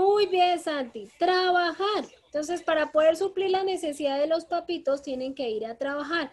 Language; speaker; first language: Spanish; native; Spanish